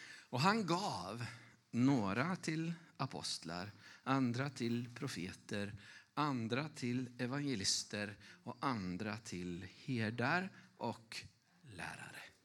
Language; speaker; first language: Swedish; native; Swedish